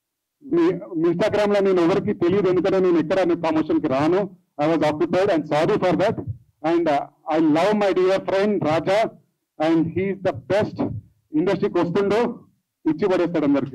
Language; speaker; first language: Telugu; native; Telugu